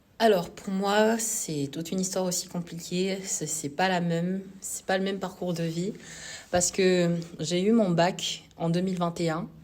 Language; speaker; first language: French; non-native, local second language; Malagasy